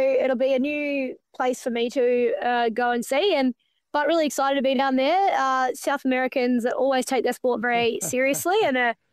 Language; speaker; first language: English; native; English